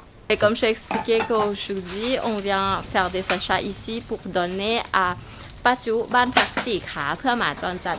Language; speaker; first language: French; non-native, learner; Thai